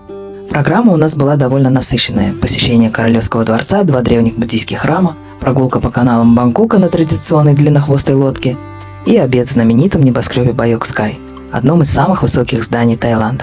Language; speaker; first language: Russian; native; Russian